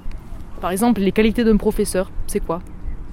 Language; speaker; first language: French; native; French